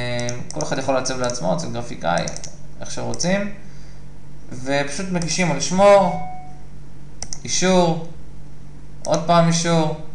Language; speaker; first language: Hebrew; native; Hebrew